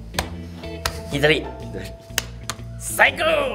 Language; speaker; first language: Japanese; non-native, learner; Thai